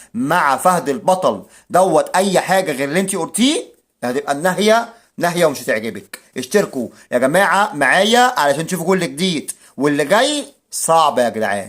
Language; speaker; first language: Arabic; native; Arabic